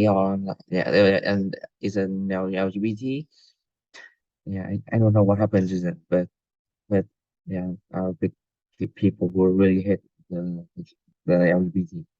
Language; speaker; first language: English; non-native, learner; Vietnamese